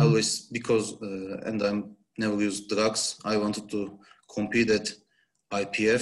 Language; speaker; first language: English; non-native, learner; Turkish